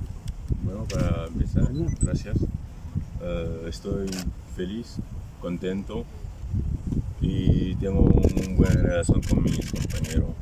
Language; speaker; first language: Spanish; non-native, fluent; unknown